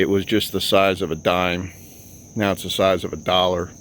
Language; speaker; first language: English; native; English